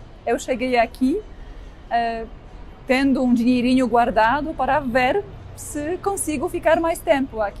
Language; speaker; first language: Portuguese; non-native, fluent; Polish